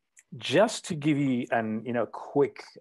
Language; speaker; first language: English; non-native, fluent; Czech